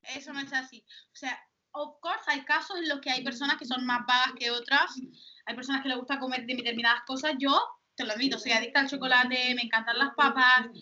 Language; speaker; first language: Spanish; native; Spanish